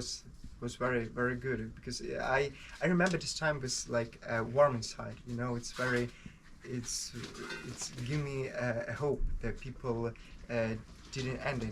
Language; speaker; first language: English; non-native, learner; Ukrainian